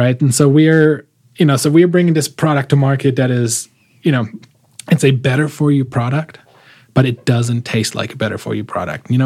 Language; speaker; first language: English; non-native, fluent; German